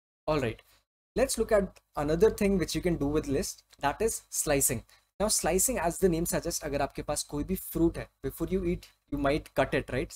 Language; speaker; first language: English; non-native, local second language; Hindi